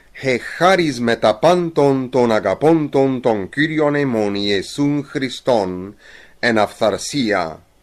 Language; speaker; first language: Greek; non-native, learner; English